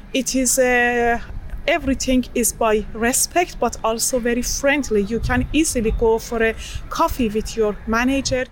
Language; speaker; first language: English; non-native, learner; Persian